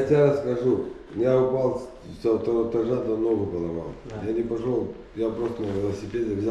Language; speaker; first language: Russian; native; Russian